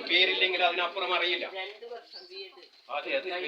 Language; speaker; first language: Malayalam; native; Malayalam